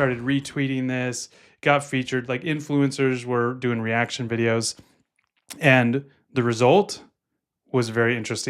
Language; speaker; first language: English; native; English